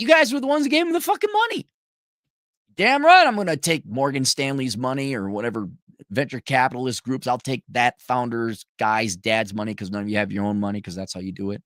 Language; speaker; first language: English; native; English